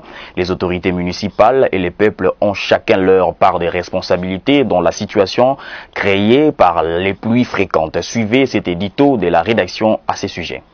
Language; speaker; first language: French; native; French